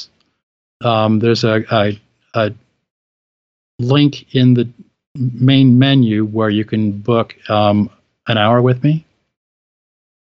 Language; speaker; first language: English; native; English